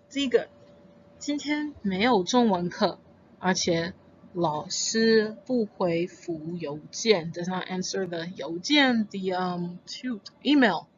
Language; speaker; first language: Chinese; non-native, fluent; English